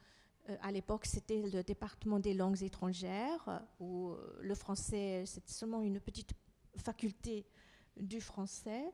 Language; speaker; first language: French; non-native, fluent; Chinese